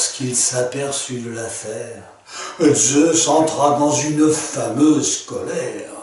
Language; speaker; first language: French; native; French